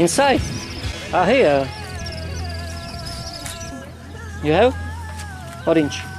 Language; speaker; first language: English; non-native, learner; Slovak